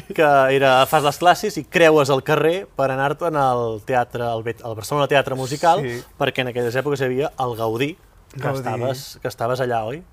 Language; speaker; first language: Catalan; native; Catalan